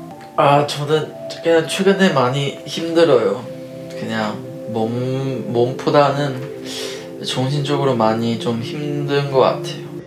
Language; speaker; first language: Korean; non-native, fluent; Chinese